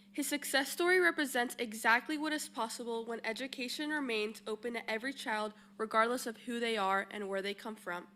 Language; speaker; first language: English; early bilingual, other home language; Spanish